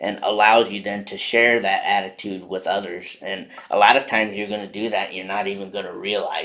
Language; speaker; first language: English; native; English